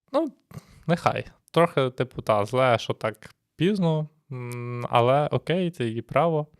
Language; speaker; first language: Ukrainian; native; Ukrainian